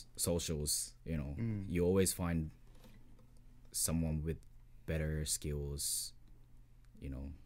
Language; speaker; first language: English; non-native, fluent; Japanese